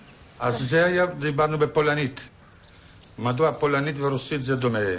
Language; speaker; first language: Hebrew; non-native, fluent; Polish